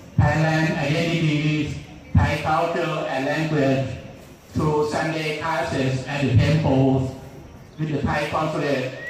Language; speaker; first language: English; non-native, fluent; Thai